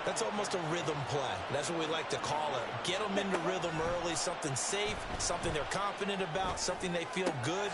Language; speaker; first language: English; native; English